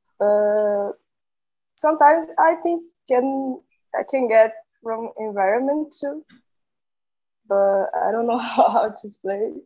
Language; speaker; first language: English; non-native, learner; Portuguese